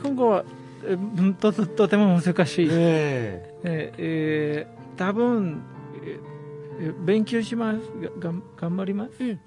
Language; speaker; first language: Japanese; non-native, learner; Spanish